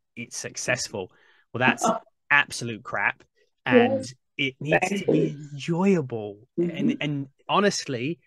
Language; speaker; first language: English; native; English